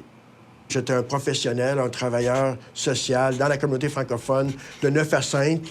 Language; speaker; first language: French; native; French